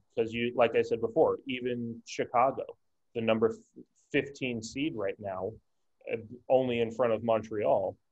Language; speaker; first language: English; native; English